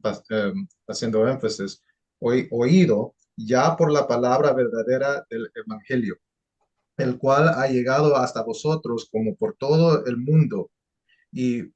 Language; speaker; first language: Spanish; early bilingual, heritage; English